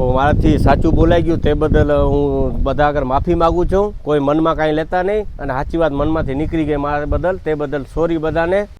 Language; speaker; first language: Gujarati; native; Gujarati